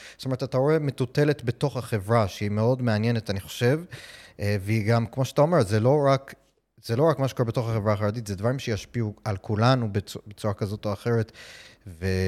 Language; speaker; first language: Hebrew; non-native, fluent; English